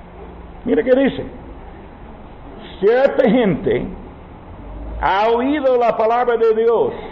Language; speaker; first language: Spanish; non-native, learner; English